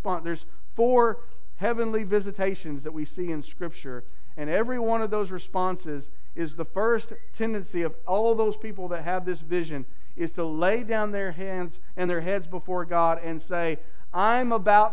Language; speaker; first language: English; native; English